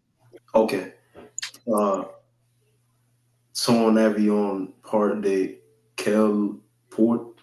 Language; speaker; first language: French; non-native, learner; English